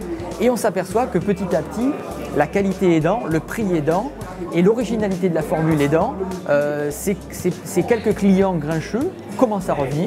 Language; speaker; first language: French; native; French